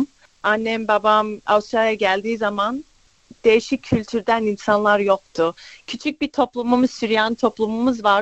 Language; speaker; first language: Turkish; early bilingual, other home language; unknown